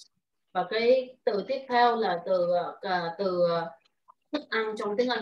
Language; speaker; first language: Vietnamese; native; Vietnamese